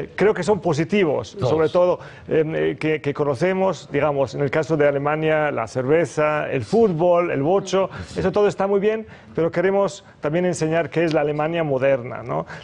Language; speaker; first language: Spanish; early bilingual, other home language; German